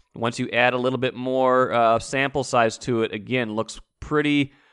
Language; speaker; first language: English; native; English